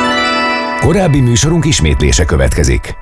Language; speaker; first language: Hungarian; native; Hungarian